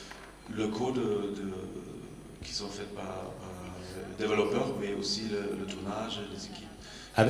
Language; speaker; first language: French; non-native, fluent; German